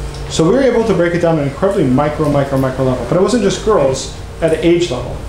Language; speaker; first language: English; native; English